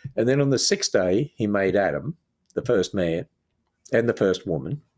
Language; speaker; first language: English; native; English